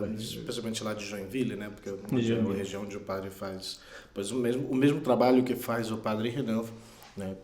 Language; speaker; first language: Portuguese; non-native, fluent; Spanish